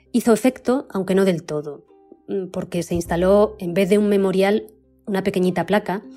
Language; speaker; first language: Spanish; native; Spanish